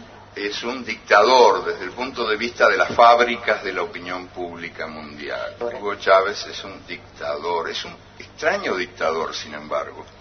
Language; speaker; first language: Spanish; native; Spanish